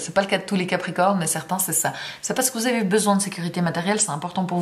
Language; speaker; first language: French; native; French